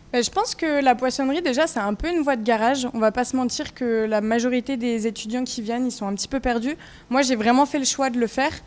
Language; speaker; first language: French; native; French